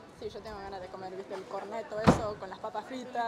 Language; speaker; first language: Spanish; native; Spanish